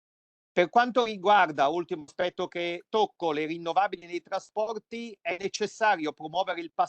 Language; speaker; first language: Italian; native; Italian